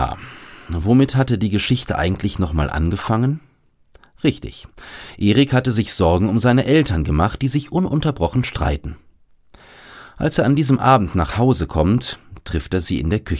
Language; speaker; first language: German; native; German